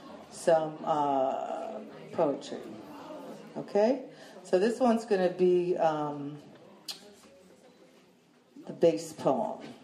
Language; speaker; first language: English; early bilingual, other home language; Spanish